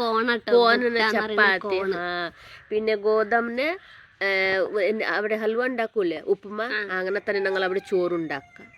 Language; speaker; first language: Malayalam; non-native, learner; Hindi